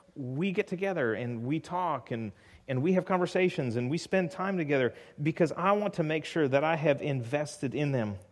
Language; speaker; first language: English; native; English